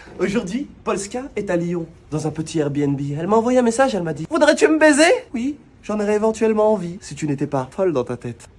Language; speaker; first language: French; native; French